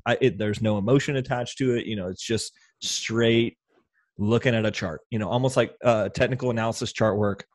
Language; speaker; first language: English; native; English